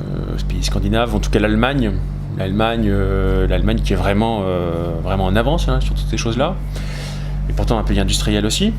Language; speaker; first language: French; native; French